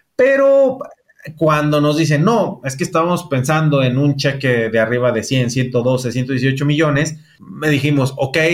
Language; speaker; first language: Spanish; native; Spanish